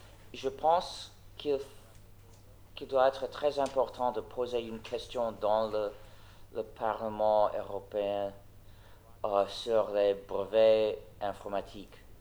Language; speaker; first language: French; non-native, fluent; English